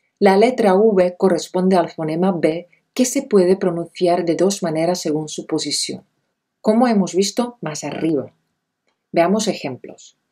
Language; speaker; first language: Spanish; non-native, fluent; Czech